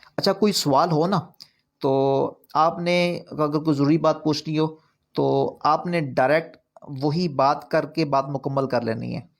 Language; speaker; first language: Urdu; non-native, local second language; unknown